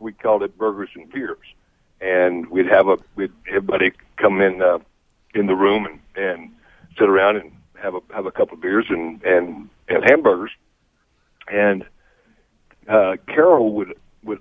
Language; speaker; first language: English; native; English